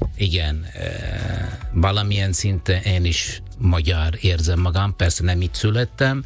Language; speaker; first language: Hungarian; non-native, learner; Italian